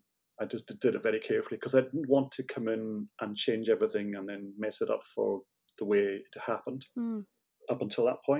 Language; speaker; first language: English; native; English